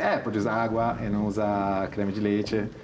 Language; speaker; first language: Portuguese; non-native, fluent; Italian